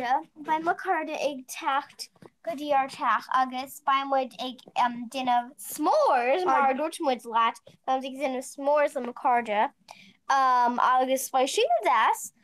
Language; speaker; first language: Irish; non-native, learner; English